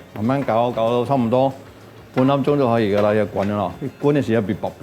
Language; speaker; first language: Cantonese; non-native, local second language; Min Nan Chinese